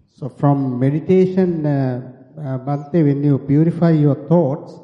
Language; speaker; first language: English; non-native, local second language; Sinhala